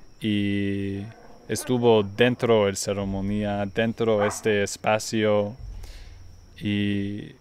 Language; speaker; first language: Spanish; non-native, learner; English